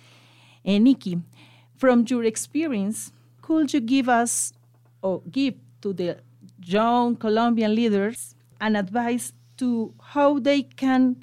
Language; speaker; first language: English; non-native, local second language; Spanish